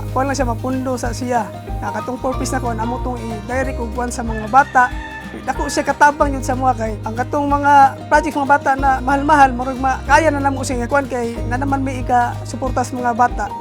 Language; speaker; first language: Cebuano; native; Cebuano